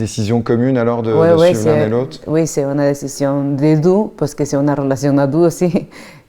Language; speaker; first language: French; native; French